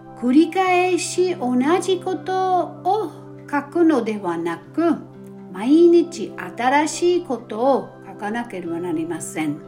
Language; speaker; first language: Japanese; non-native, fluent; German